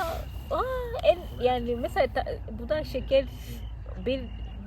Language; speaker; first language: Turkish; non-native, fluent; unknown